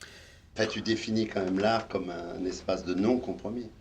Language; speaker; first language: French; native; French